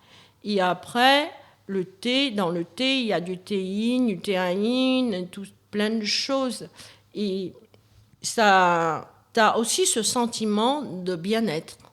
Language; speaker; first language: French; non-native, fluent; Chinese